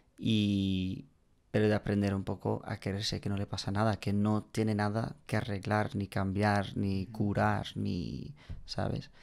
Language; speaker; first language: Spanish; non-native, fluent; English